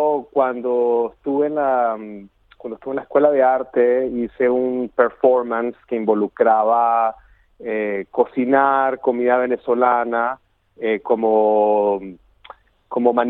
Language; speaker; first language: Spanish; native; Spanish